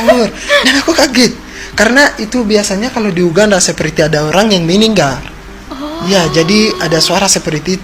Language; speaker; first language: Indonesian; non-native, fluent; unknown